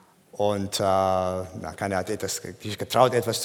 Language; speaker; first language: German; non-native, fluent; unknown